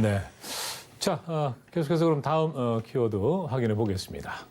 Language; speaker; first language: Korean; native; Korean